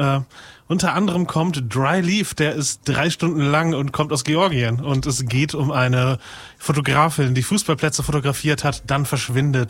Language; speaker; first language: German; native; German